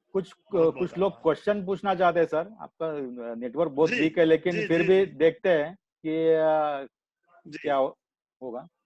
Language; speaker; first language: Hindi; non-native, local second language; Marathi